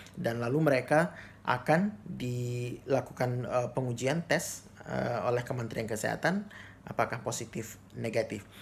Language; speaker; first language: Indonesian; native; Indonesian